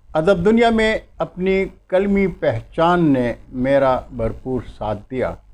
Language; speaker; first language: Urdu; non-native, local second language; Pashto